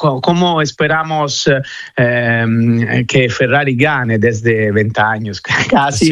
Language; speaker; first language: Spanish; non-native, fluent; Italian